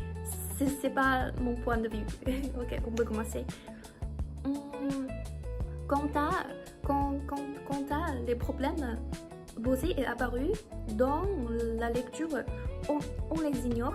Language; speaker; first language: French; non-native, learner; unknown